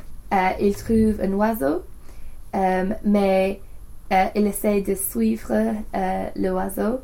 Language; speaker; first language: French; non-native, learner; English